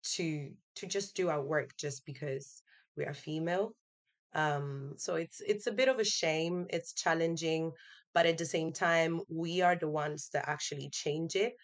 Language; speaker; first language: English; non-native, fluent; Italian